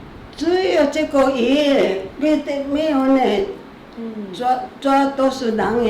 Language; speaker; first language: Chinese; non-native, local second language; Amis